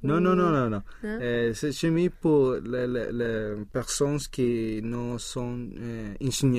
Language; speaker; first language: French; non-native, learner; Swedish